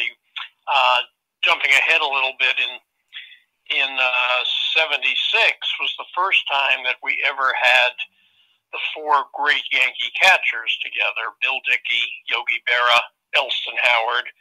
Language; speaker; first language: English; native; English